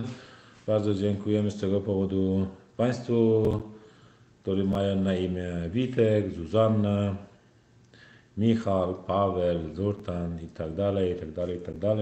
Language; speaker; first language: Polish; non-native, learner; Turkmen